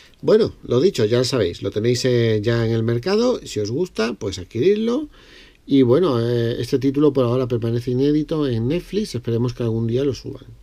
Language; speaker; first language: Spanish; native; Spanish